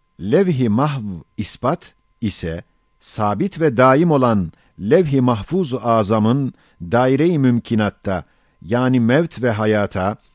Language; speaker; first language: Turkish; native; Turkish